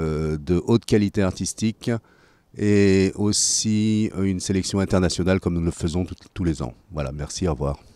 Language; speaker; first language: French; native; French